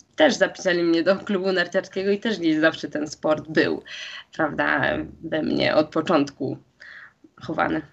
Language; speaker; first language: Polish; native; Polish